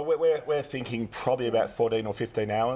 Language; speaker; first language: English; native; English